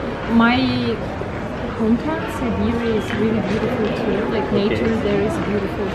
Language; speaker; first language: English; non-native, fluent; Russian